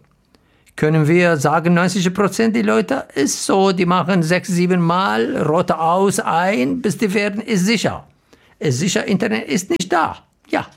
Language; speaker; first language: German; non-native, learner; Arabic